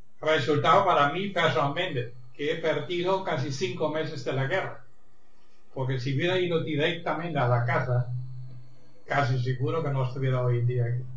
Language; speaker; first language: Spanish; non-native, fluent; German